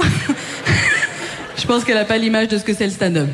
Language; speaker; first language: French; early bilingual, other home language; Persian